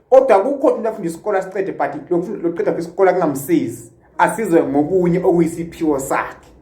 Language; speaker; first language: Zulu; native; Zulu